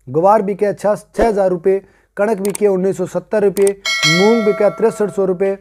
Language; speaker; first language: Hindi; native; Hindi